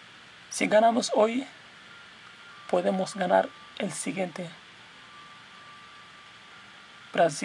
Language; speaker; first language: Spanish; non-native, learner; English